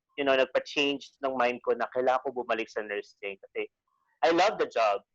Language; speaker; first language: Filipino; native; Filipino